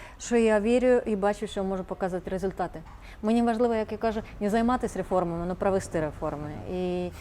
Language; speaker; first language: Ukrainian; non-native, fluent; Estonian